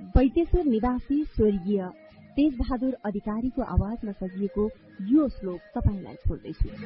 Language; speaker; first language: Nepali; native; Nepali